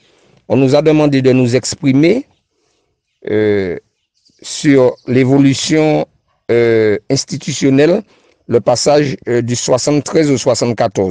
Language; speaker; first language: French; native; French